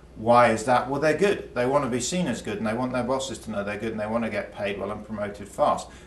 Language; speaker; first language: English; native; English